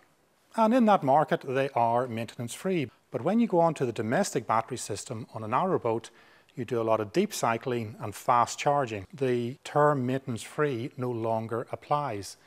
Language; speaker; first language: English; native; English